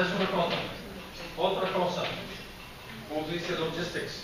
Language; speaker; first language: Spanish; non-native, fluent; English